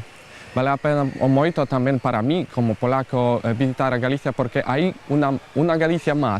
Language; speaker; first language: Portuguese; non-native, learner; Polish